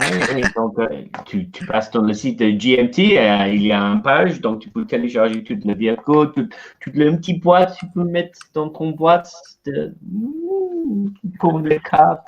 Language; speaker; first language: French; non-native, learner; English